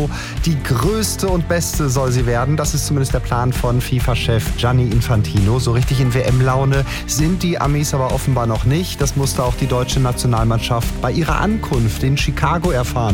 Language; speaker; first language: German; native; German